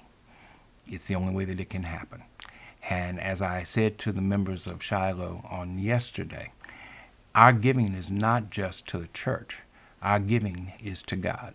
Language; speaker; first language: English; native; English